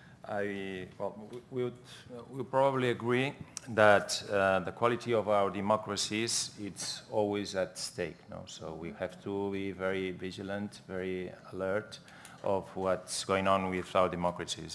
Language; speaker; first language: English; non-native, fluent; Catalan